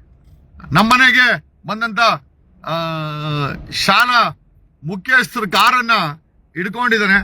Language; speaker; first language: Kannada; native; Kannada